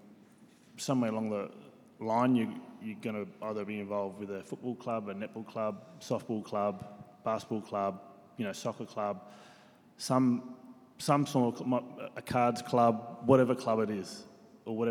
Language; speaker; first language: English; native; English